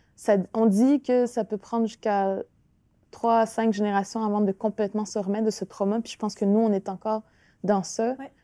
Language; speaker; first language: French; non-native, local second language; Innu-aimun